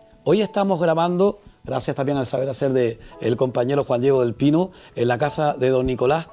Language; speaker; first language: Spanish; native; Spanish